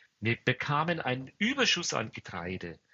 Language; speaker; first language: German; native; German